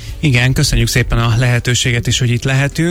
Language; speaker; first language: Hungarian; native; Hungarian